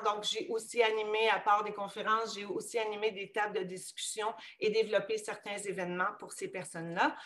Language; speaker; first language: French; native; French